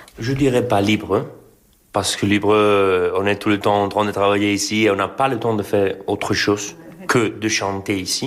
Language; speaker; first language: French; non-native, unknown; Spanish